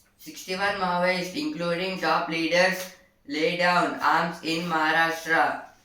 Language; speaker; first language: English; non-native, local second language; Telugu